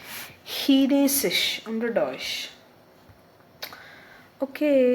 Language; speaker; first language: German; non-native, learner; Malayalam